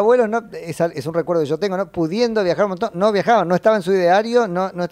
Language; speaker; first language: Spanish; native; Spanish